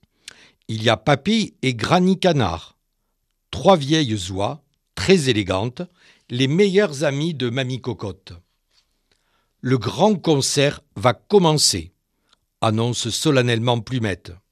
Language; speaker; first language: French; native; French